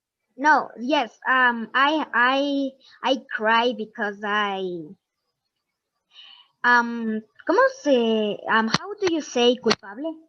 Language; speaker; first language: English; non-native, learner; Spanish